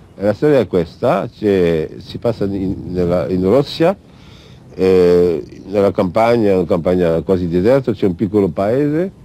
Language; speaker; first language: Italian; non-native, fluent; Arabic